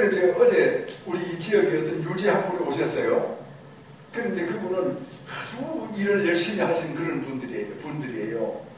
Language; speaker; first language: Korean; native; Korean